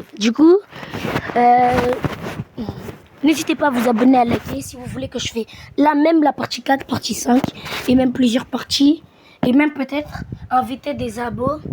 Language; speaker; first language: French; native; French